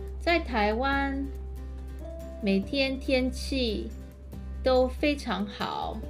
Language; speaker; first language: Chinese; early bilingual, heritage; Chinese